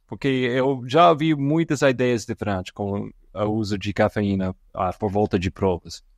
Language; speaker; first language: Portuguese; non-native, fluent; English